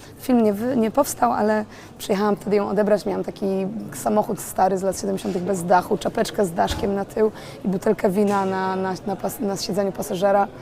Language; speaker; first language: Polish; native; Polish